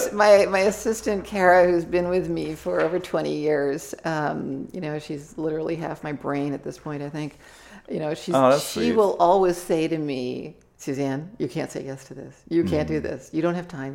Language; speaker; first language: English; native; English